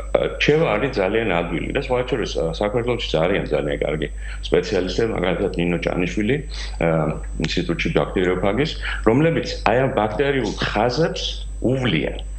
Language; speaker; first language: Georgian; native; Georgian